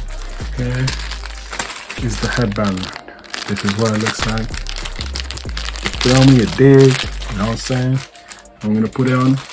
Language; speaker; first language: English; native; English